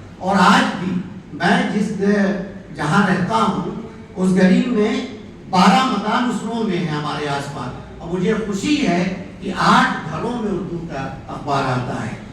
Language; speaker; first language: Urdu; native; Urdu